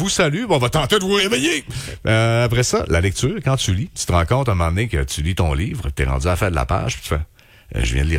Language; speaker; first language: French; native; French